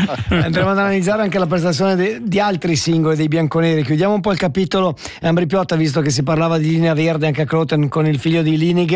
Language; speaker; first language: Italian; native; Italian